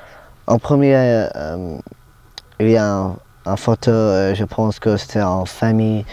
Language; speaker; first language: French; non-native, learner; English